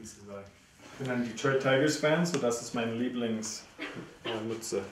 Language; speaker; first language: German; non-native, fluent; English